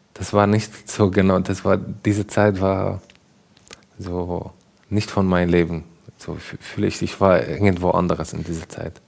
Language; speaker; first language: German; non-native, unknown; Arabic